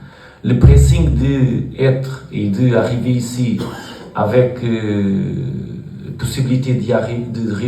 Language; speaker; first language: French; non-native, learner; Portuguese